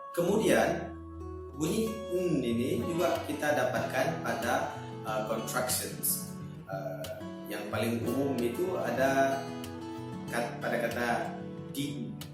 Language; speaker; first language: Indonesian; native; Indonesian